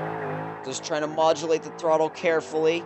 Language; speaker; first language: English; native; English